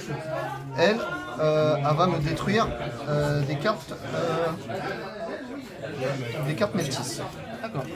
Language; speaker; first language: French; native; French